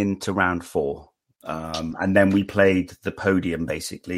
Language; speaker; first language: English; native; English